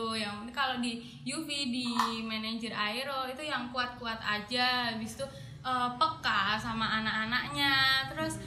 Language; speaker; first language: Indonesian; native; Indonesian